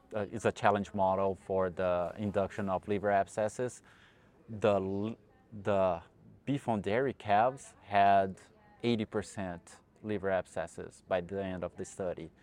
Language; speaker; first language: English; non-native, fluent; Portuguese